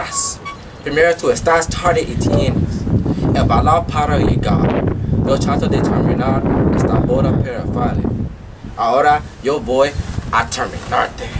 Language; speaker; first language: Spanish; non-native, learner; English